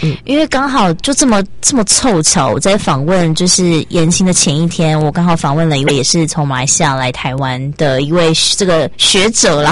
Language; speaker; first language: Chinese; native; Chinese